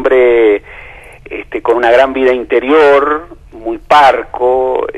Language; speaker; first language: Spanish; native; Spanish